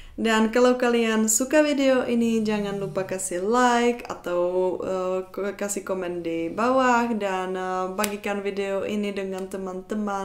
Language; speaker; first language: Indonesian; non-native, fluent; Czech